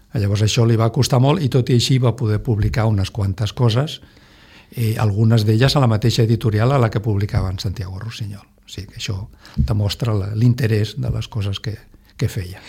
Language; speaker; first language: Catalan; non-native, local second language; Spanish